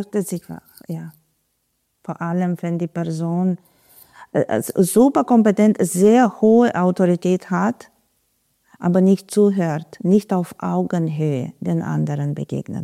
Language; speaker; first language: German; non-native, fluent; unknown